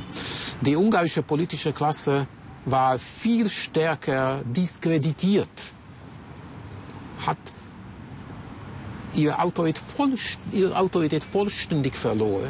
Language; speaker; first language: German; non-native, fluent; Hungarian